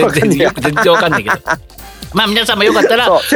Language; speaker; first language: Japanese; native; Japanese